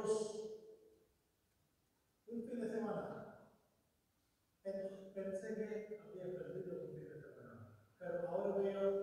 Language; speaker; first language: Spanish; non-native, fluent; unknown